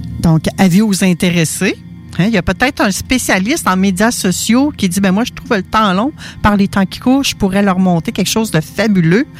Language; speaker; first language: French; native; French